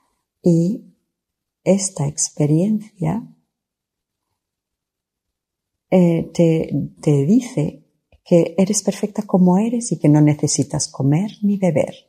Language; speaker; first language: Spanish; non-native, fluent; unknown